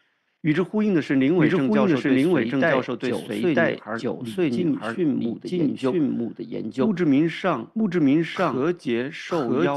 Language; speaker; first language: Chinese; native; Chinese